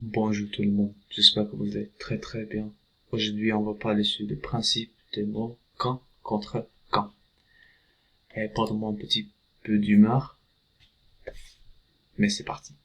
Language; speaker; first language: French; non-native, fluent; English